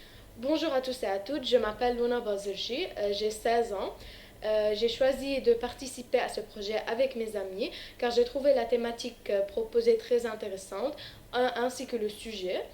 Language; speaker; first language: French; non-native, local second language; Arabic